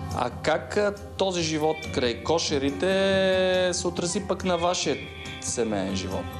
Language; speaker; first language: Bulgarian; native; Bulgarian